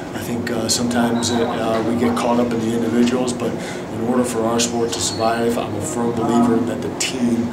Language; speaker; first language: English; native; English